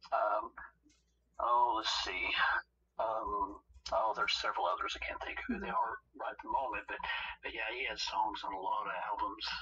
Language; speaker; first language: English; native; English